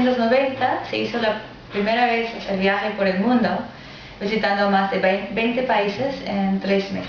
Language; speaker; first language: Spanish; non-native, fluent; English